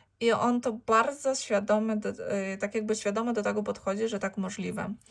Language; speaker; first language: Polish; non-native, learner; Ukrainian